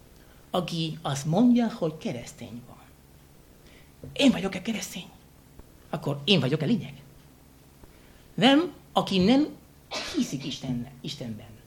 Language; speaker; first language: Hungarian; non-native, fluent; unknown